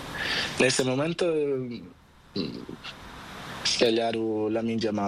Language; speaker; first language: Spanish; non-native, learner; Portuguese